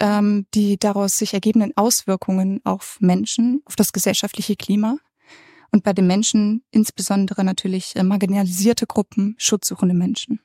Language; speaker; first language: German; native; German